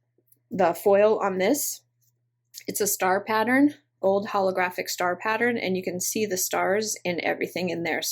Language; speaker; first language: English; native; English